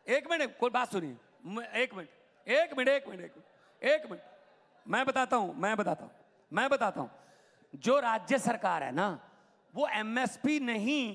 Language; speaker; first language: Hindi; non-native, local second language; Punjabi